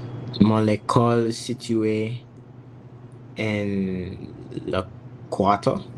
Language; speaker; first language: French; non-native, learner; English